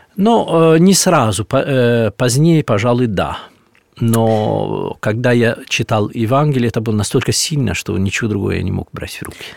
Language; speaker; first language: Russian; non-native, fluent; Italian